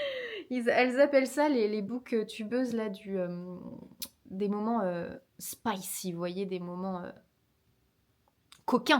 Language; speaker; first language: French; native; French